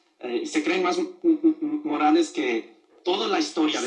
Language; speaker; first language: Spanish; early bilingual, other home language; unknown